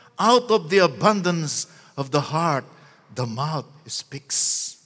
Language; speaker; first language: English; non-native, local second language; Filipino